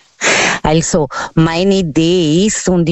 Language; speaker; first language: German; non-native, learner; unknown